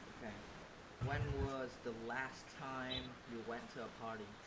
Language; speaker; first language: English; non-native, fluent; Vietnamese